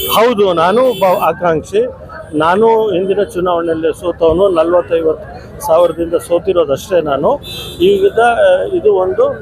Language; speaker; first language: Kannada; non-native, local second language; Lambadi